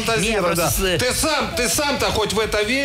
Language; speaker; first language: Russian; native; Russian